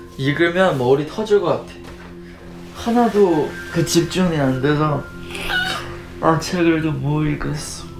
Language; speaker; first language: Korean; non-native, fluent; Chinese